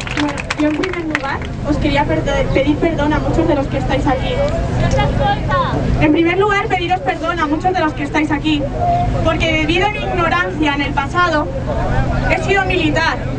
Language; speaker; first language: Spanish; native; Spanish